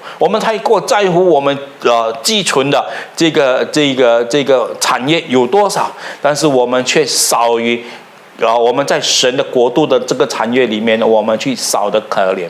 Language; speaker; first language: Chinese; native; Chinese